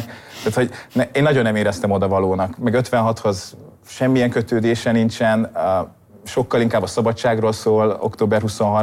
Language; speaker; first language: Hungarian; native; Hungarian